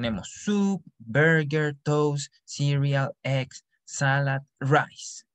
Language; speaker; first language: English; non-native, fluent; Spanish